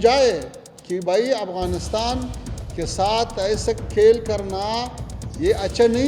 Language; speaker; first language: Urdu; non-native, fluent; Pashto